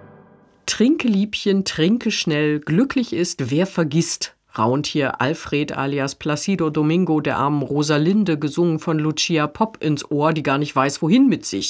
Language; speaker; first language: German; native; German